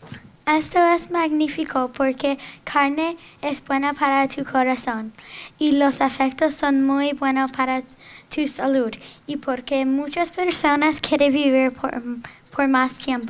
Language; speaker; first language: Spanish; non-native, learner; English